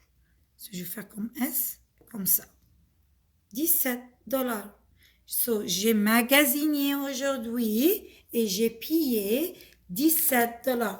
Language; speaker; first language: French; non-native, fluent; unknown